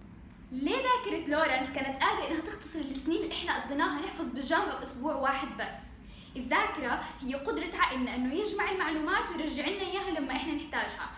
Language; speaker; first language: Arabic; native; Arabic